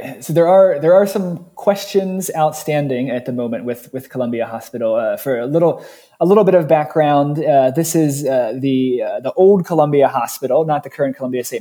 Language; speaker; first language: English; native; English